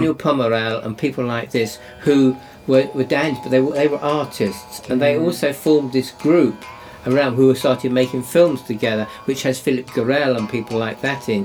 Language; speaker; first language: English; native; English